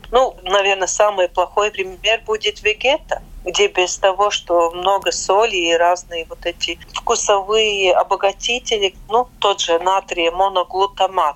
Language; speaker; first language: Russian; non-native, local second language; Latvian